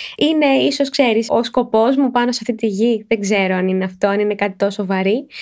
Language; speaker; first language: Greek; native; Greek